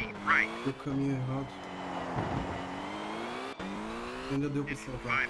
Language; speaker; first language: Portuguese; native; Portuguese